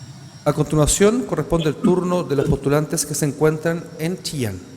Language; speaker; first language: Spanish; native; Spanish